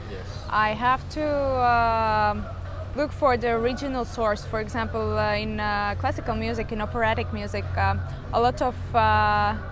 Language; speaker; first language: English; non-native, fluent; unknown